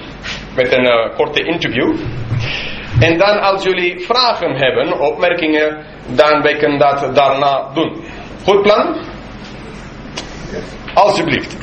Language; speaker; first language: Dutch; non-native, fluent; English